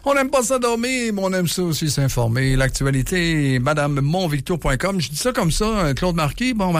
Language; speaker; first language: French; native; French